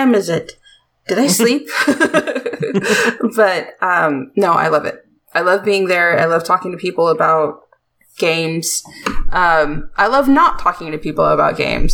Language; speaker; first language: English; native; English